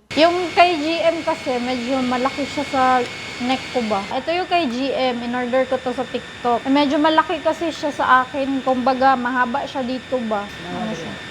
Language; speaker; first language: Filipino; non-native, local second language; Cebuano